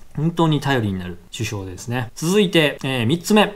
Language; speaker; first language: Japanese; native; Japanese